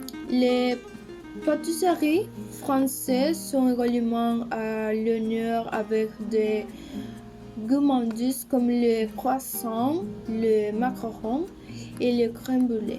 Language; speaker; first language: French; non-native, learner; Spanish